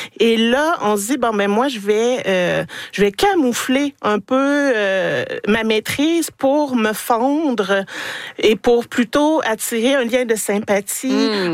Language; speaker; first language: French; native; French